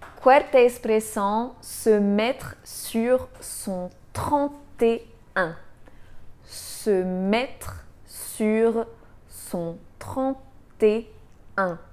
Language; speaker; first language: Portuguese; non-native, fluent; French